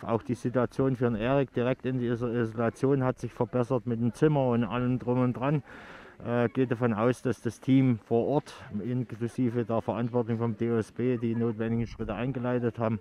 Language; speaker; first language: German; native; German